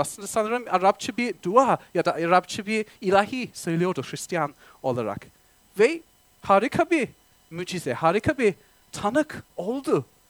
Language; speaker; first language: Turkish; non-native, fluent; English